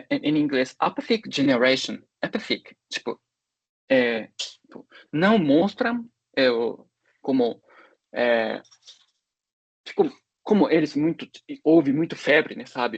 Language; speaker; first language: Portuguese; non-native, fluent; Japanese